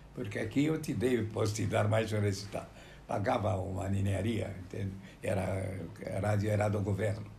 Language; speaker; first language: Portuguese; non-native, fluent; Romanian